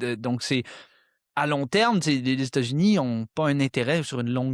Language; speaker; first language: French; native; French